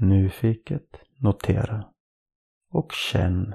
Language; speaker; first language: Swedish; non-native, fluent; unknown